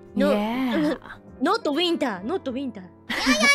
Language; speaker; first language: English; non-native, learner; Japanese